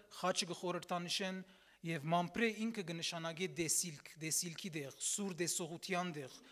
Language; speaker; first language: Armenian; early bilingual, heritage; Armenian